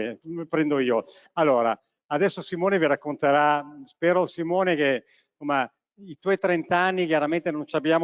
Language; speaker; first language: Italian; native; Italian